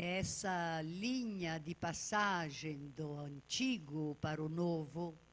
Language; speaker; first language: Portuguese; native; Portuguese